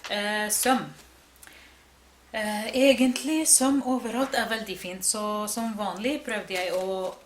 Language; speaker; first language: Norwegian; non-native, fluent; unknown